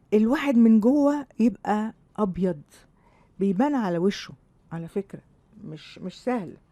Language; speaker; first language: Arabic; native; Arabic